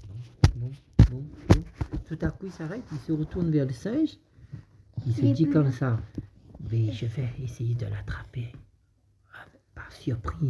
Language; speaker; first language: French; native; French